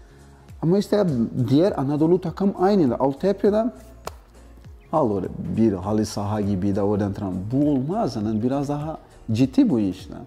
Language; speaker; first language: Turkish; non-native, learner; Portuguese